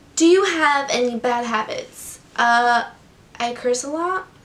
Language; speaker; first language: English; early bilingual, other home language; Portuguese